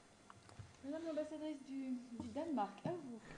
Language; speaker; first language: French; native; French